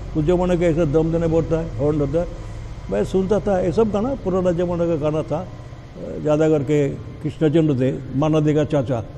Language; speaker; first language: Hindi; non-native, local second language; Bangla